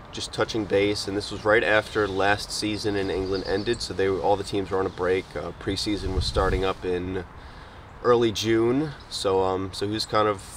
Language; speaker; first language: English; native; English